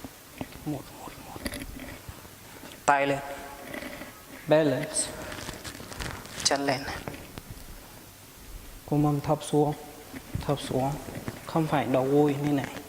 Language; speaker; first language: Vietnamese; non-native, learner; Hindi